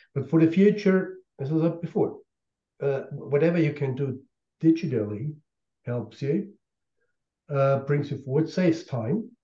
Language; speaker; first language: English; non-native, fluent; German